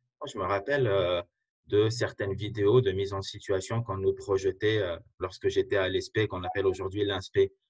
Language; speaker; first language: French; non-native, local second language; Arabic